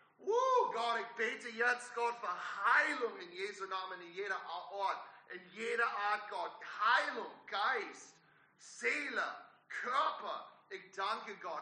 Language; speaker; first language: German; non-native, learner; English